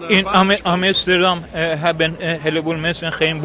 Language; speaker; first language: Dutch; non-native, learner; Persian